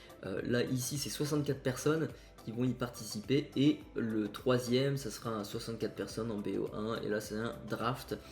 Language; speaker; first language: French; native; French